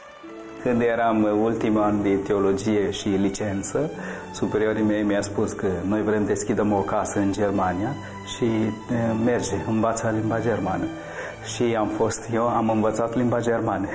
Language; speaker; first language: Romanian; non-native, learner; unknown